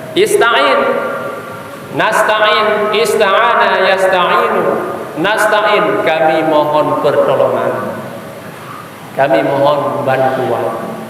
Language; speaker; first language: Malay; non-native, local second language; Achinese